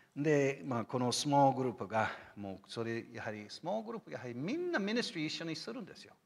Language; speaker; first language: Japanese; non-native, fluent; English